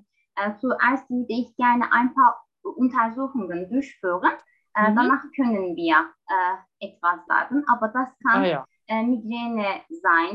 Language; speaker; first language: German; non-native, learner; Turkish